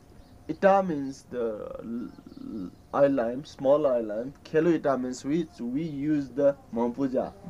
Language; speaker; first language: English; non-native, learner; Newari